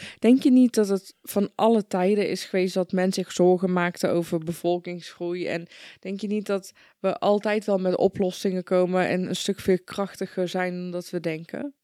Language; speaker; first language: Dutch; early bilingual, other home language; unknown